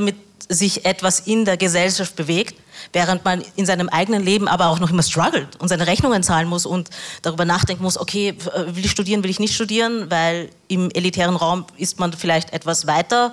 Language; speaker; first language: German; early bilingual, other home language; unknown